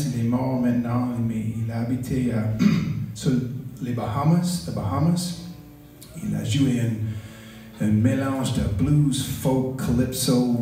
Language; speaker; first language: French; non-native, local second language; English